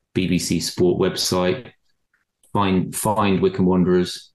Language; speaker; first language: English; native; English